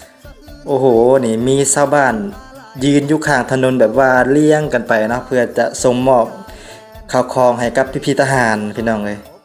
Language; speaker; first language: Thai; non-native, local second language; Northeastern Thai